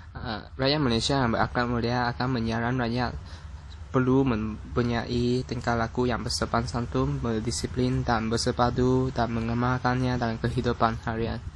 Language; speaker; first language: Malay; non-native, local second language; Chinese